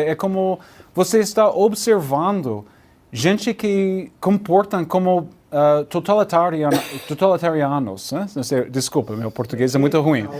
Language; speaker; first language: Portuguese; non-native, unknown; English